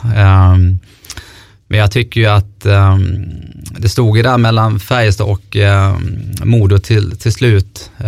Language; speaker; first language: Swedish; native; Swedish